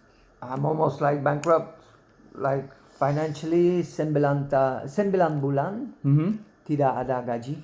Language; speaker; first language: Indonesian; non-native, learner; Dutch